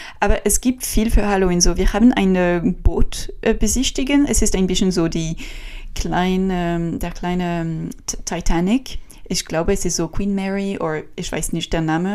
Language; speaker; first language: German; non-native, learner; French